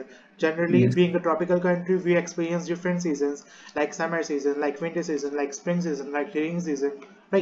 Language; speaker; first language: English; non-native, local second language; Hindi